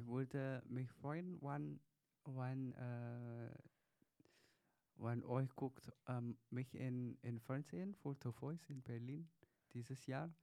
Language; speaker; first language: German; non-native, learner; Chinese